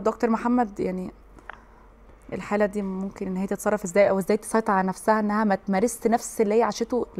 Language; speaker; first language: Arabic; native; Arabic